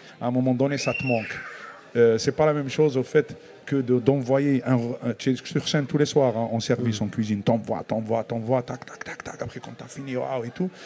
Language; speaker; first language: French; non-native, local second language; Kabyle